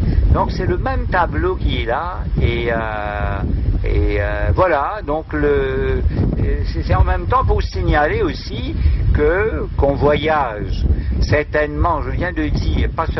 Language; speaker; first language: French; non-native, local second language; Morisyen